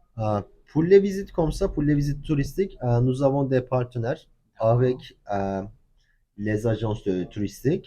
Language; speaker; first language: French; non-native, learner; Turkish